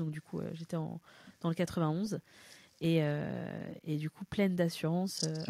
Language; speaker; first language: French; native; French